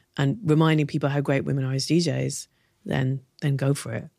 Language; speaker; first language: English; native; English